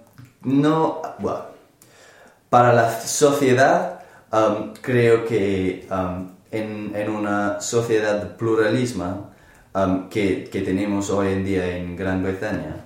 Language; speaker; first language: Spanish; non-native, learner; English